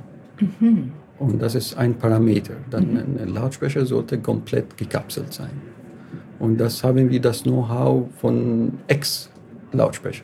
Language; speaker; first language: German; non-native, learner; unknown